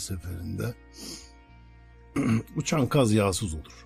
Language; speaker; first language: Turkish; native; Turkish